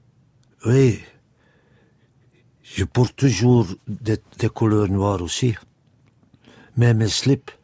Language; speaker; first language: French; non-native, local second language; Dutch